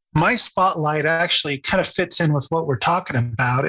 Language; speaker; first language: English; native; English